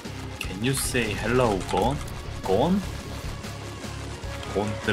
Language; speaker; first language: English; non-native, learner; Korean